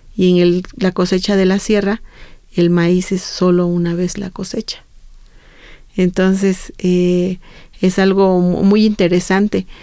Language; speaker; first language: Spanish; non-native, local second language; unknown